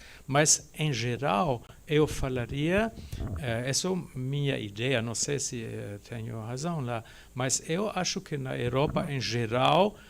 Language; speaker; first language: Portuguese; non-native, fluent; German